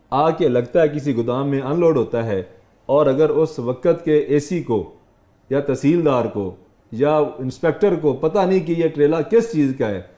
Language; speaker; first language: Urdu; non-native, local second language; Punjabi